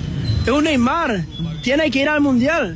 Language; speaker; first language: Portuguese; non-native, learner; Spanish